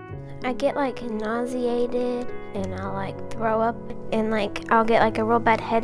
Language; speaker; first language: English; native; English